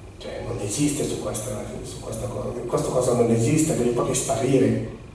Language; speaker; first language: Italian; non-native, fluent; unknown